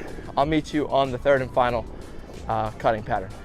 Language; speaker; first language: English; native; English